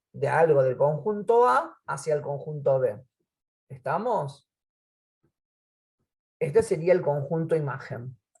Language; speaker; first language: Spanish; native; Spanish